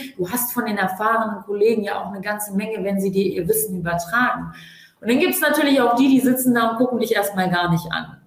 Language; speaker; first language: German; early bilingual, other home language; Turkish